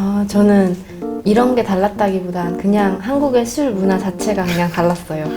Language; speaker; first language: Korean; non-native, fluent; Indonesian